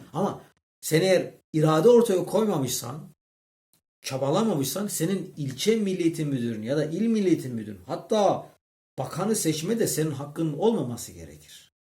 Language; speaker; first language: Turkish; early bilingual, heritage; Turkish